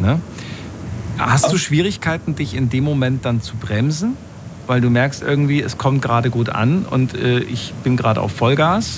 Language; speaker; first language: German; native; German